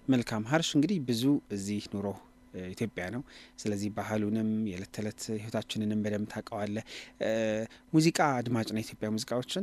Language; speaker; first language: Amharic; native; Amharic